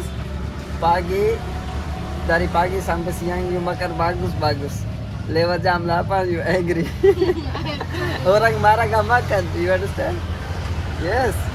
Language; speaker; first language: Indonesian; non-native, learner; Urdu